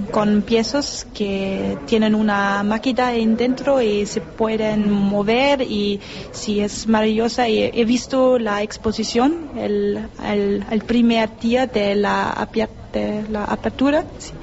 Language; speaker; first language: Spanish; non-native, learner; German